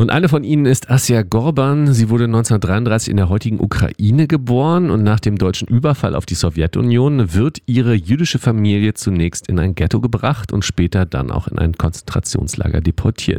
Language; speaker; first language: German; native; German